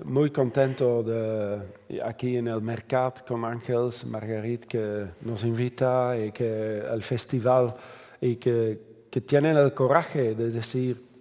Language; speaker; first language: Spanish; non-native, fluent; Dutch